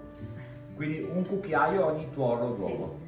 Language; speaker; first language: Italian; native; Italian